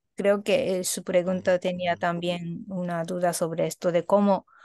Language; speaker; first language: Spanish; non-native, fluent; Japanese